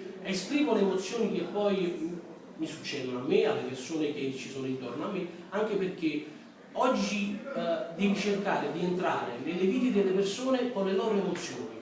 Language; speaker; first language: Italian; native; Italian